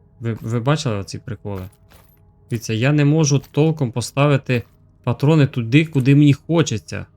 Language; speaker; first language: Ukrainian; native; Ukrainian